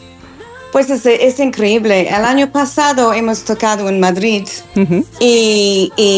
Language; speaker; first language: Spanish; non-native, fluent; English